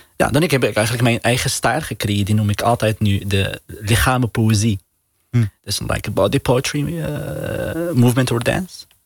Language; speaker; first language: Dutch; non-native, learner; Arabic